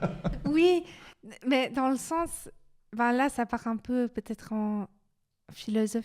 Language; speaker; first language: French; native; French